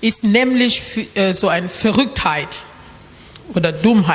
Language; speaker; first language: German; non-native, learner; French